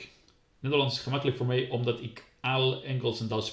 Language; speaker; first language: Dutch; non-native, learner; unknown